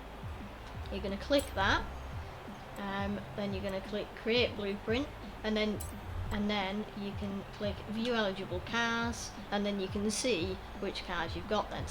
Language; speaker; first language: English; native; English